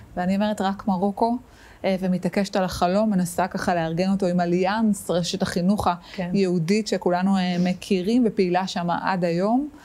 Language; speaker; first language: Hebrew; native; Hebrew